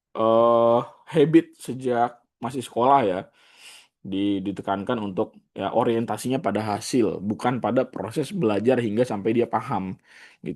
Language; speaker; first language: Indonesian; native; Indonesian